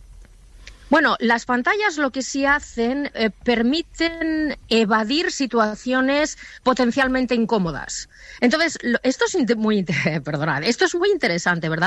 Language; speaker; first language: Spanish; native; Spanish